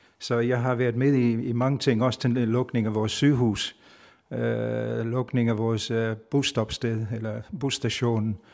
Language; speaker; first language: Danish; non-native, fluent; Italian